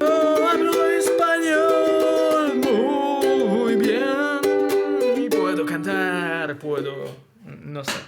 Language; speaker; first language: Spanish; non-native, learner; Russian